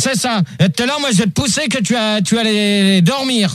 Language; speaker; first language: French; native; French